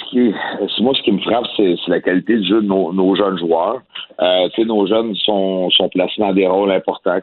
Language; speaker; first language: French; native; French